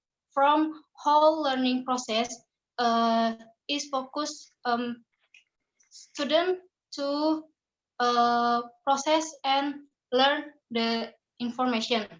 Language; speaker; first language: English; non-native, learner; Indonesian